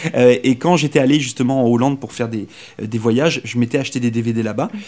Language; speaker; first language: French; native; French